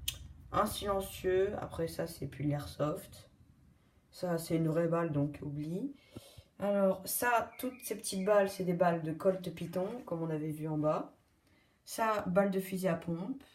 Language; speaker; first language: French; native; French